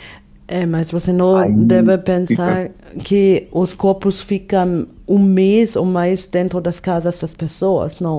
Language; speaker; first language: Portuguese; non-native, fluent; German